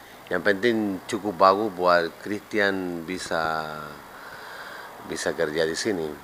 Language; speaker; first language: Indonesian; non-native, fluent; Spanish